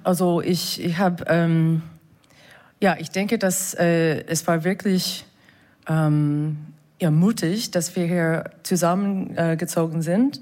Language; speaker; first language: German; non-native, fluent; English